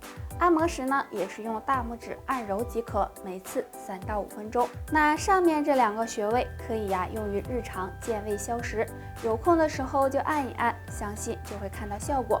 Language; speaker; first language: Chinese; native; Chinese